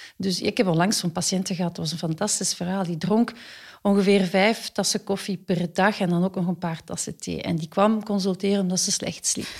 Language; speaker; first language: Dutch; native; Dutch